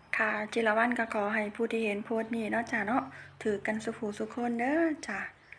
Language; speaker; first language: Thai; native; Thai